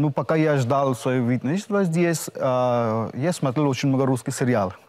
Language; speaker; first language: Russian; non-native, fluent; Hindi